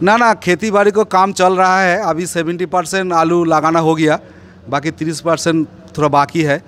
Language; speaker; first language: Hindi; non-native, local second language; Bangla